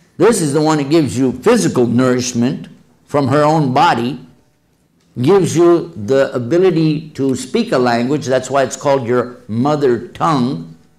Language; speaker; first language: English; native; English